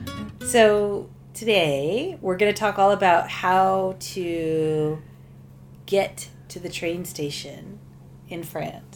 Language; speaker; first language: English; native; English